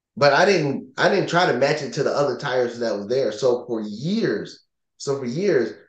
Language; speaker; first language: English; native; English